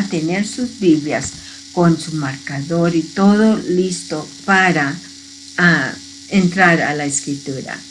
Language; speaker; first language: Spanish; early bilingual, heritage; Spanish